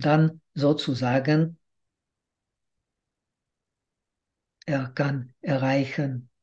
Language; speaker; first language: German; non-native, fluent; Czech